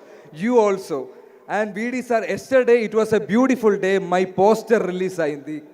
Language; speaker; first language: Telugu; non-native, learner; Malayalam